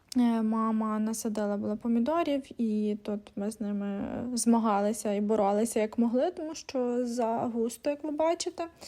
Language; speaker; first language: Ukrainian; native; Ukrainian